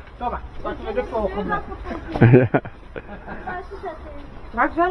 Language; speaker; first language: Dutch; native; Dutch